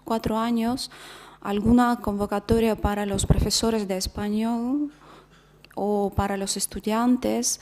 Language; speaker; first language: Spanish; non-native, fluent; Russian